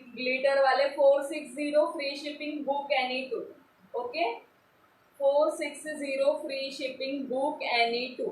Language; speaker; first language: Hindi; non-native, local second language; Marathi